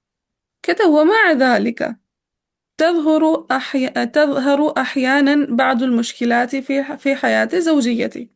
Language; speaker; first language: Arabic; non-native, fluent; Urdu